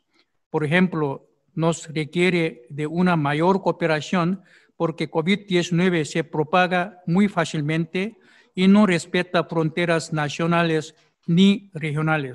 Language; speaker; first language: Spanish; non-native, fluent; Korean